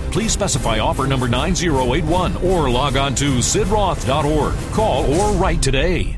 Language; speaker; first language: English; native; English